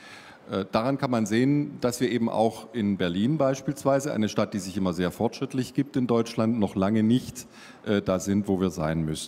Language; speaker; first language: German; native; German